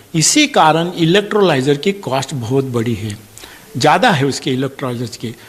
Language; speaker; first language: Hindi; non-native, local second language; Marathi